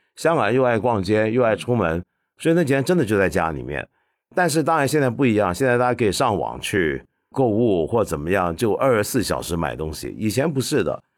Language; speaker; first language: Chinese; non-native, local second language; Cantonese